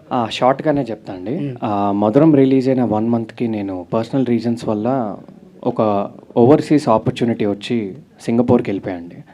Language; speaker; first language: Telugu; native; Telugu